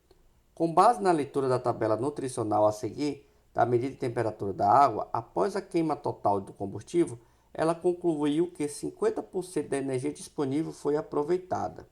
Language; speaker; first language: Portuguese; native; Portuguese